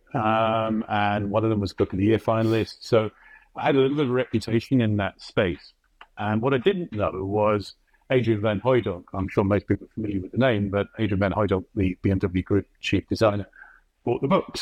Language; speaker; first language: English; native; English